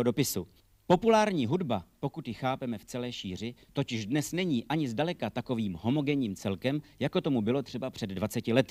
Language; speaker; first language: Czech; native; Czech